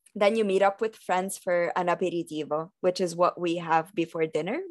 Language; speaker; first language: English; early bilingual, heritage; Italian